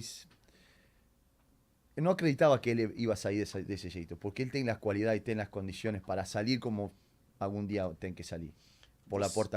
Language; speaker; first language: Portuguese; non-native, learner; Spanish